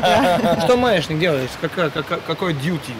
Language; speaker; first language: Russian; non-native, local second language; Latvian